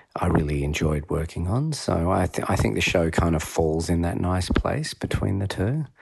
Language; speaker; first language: English; native; English